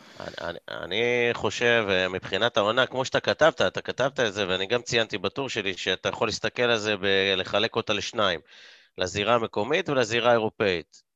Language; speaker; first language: Hebrew; native; Hebrew